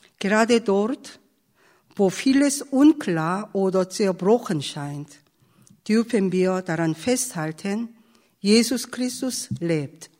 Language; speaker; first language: German; non-native, fluent; Korean